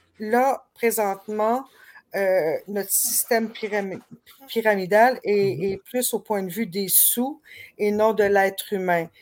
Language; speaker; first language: French; native; French